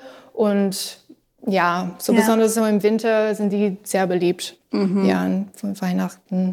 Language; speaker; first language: German; non-native, learner; English